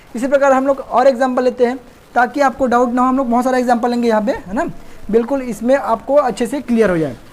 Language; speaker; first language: Hindi; native; Hindi